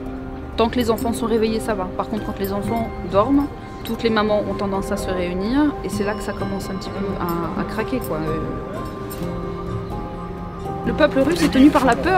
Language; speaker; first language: French; native; French